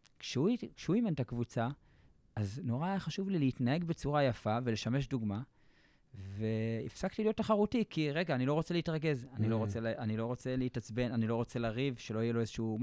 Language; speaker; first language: Hebrew; native; Hebrew